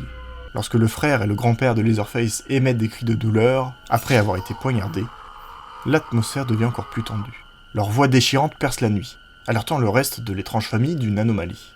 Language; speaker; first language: French; native; French